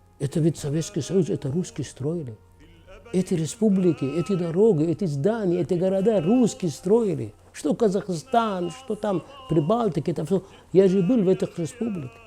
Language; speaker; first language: Russian; non-native, fluent; Arabic